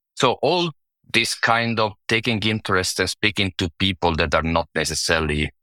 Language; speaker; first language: English; non-native, fluent; Italian